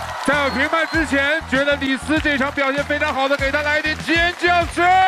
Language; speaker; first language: Chinese; native; Chinese